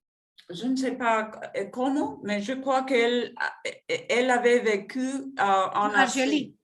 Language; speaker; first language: French; non-native, fluent; Spanish